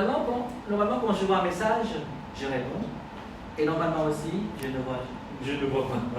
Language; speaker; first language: French; non-native, fluent; Khmer